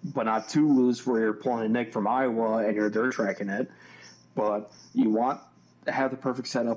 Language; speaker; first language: English; native; English